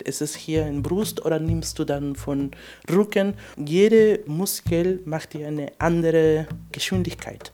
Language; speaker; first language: German; non-native, fluent; Spanish